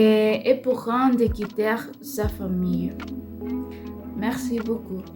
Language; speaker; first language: French; non-native, learner; Spanish